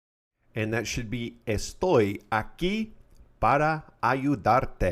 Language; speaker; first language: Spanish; non-native, fluent; English